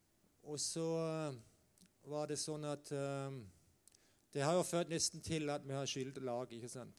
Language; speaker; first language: Norwegian; non-native, fluent; German